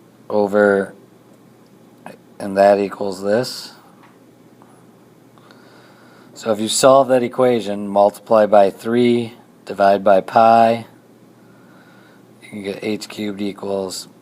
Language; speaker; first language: English; native; English